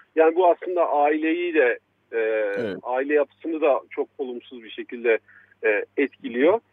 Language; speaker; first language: Turkish; native; Turkish